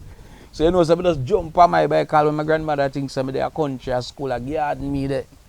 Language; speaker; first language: English; native; English